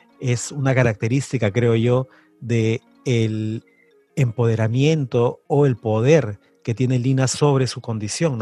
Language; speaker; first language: Spanish; native; Spanish